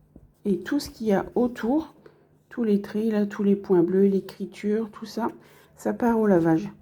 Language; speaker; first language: French; native; French